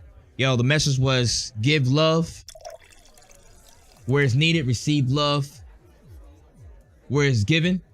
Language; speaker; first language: English; native; English